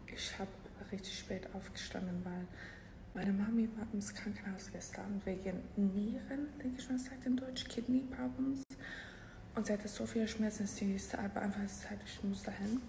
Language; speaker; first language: German; non-native, fluent; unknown